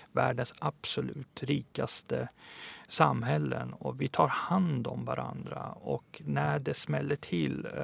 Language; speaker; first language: Swedish; early bilingual, other home language; Persian